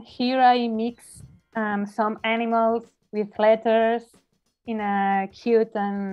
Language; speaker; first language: English; non-native, learner; Spanish